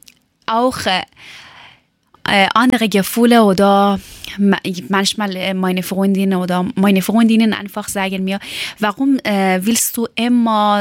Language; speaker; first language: German; non-native, learner; Persian